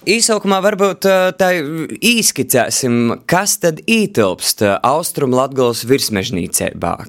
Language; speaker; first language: Latvian; native; Latvian